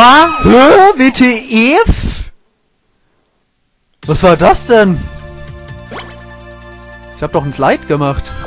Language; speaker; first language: German; native; German